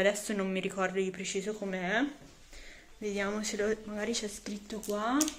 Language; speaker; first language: Italian; native; Italian